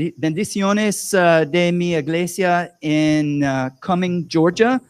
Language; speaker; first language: Spanish; non-native, learner; English